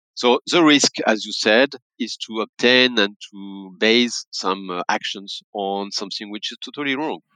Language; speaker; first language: English; non-native, fluent; French